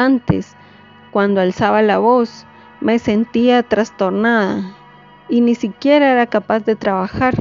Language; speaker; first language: Spanish; native; Spanish